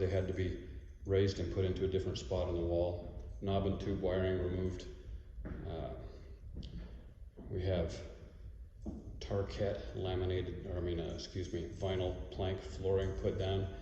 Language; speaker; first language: English; native; English